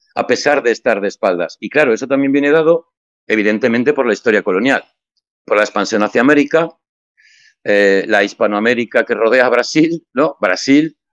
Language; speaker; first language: Spanish; native; Spanish